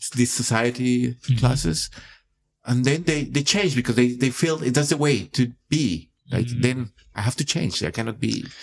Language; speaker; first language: English; non-native, fluent; Spanish